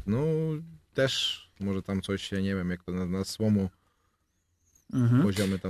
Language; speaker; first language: Polish; non-native, learner; Russian